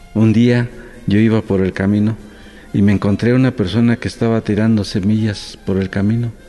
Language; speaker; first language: Spanish; non-native, local second language; Mixtepec Mixtec